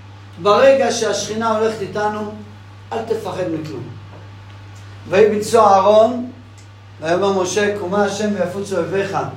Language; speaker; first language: Hebrew; non-native, fluent; English